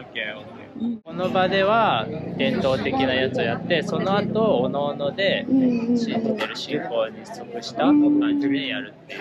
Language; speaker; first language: Japanese; native; Japanese